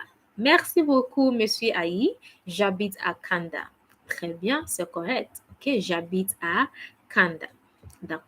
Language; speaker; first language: French; non-native, fluent; English